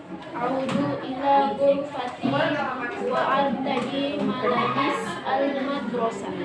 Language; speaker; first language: Arabic; non-native, learner; Indonesian